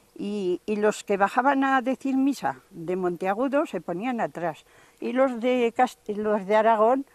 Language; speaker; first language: Spanish; native; Spanish